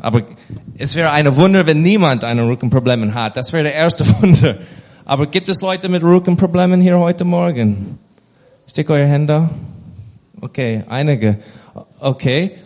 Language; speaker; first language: German; non-native, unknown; English